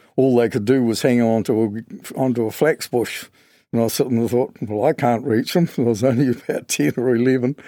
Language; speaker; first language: English; native; English